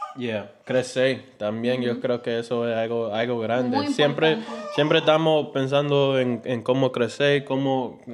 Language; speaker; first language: Spanish; early bilingual, heritage; Spanish